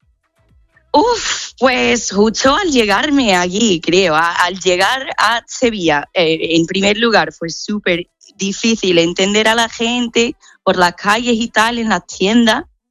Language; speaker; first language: Spanish; non-native, fluent; English